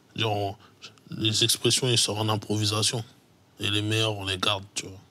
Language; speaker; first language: French; native; French